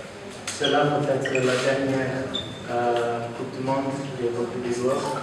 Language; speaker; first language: French; non-native, learner; Portuguese